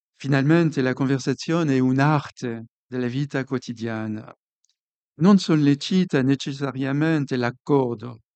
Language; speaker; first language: Italian; non-native, fluent; French